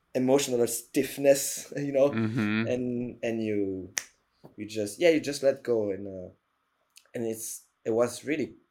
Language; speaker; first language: English; non-native, fluent; French